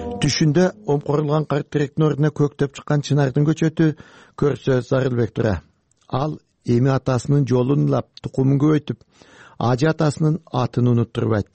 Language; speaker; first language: Kyrgyz; native; Kyrgyz